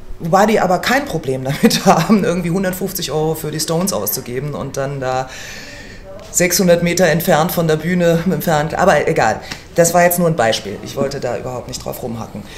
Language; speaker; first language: German; native; German